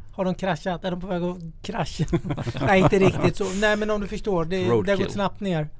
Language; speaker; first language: Swedish; native; Swedish